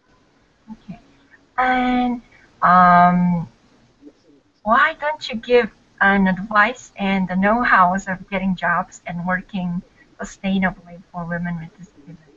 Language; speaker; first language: English; non-native, learner; Korean